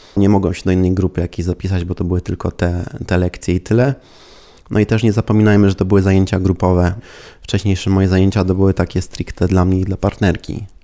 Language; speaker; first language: Polish; early bilingual, heritage; Polish